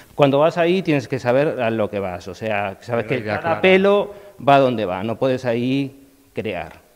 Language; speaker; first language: Spanish; native; Spanish